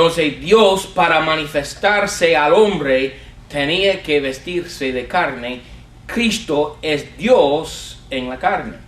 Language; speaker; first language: Spanish; non-native, fluent; English